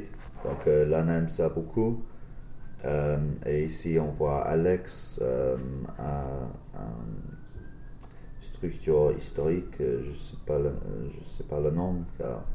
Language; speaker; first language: French; non-native, learner; English